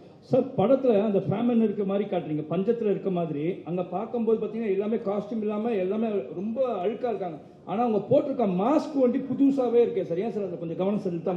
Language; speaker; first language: Tamil; native; Tamil